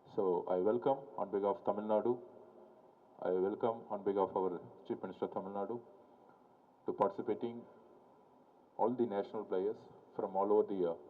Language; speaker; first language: English; non-native, local second language; Tamil